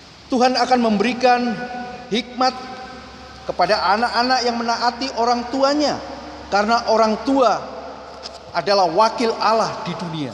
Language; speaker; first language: Indonesian; native; Indonesian